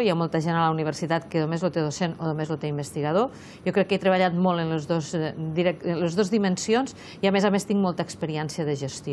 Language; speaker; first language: Catalan; native; Catalan